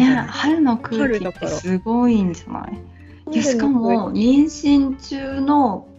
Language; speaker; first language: Japanese; native; Japanese